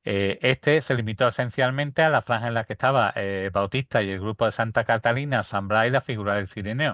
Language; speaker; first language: Spanish; native; Spanish